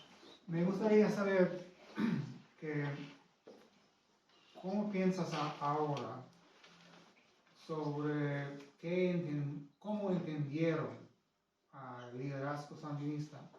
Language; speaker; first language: Spanish; non-native, fluent; English